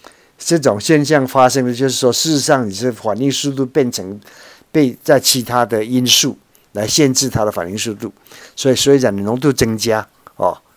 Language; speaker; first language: Chinese; native; Chinese